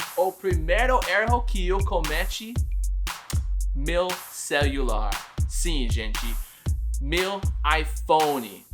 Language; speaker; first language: Portuguese; non-native, learner; English